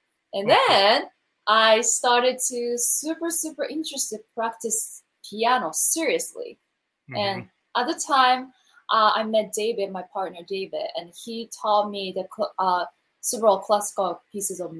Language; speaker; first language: English; non-native, learner; Japanese